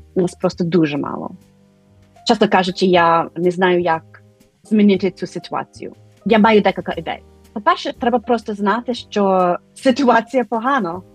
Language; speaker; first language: Ukrainian; non-native, fluent; English